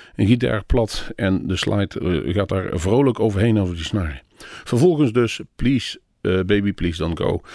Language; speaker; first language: Dutch; native; Dutch